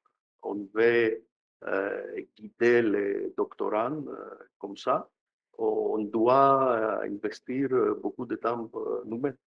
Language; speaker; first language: French; non-native, fluent; Greek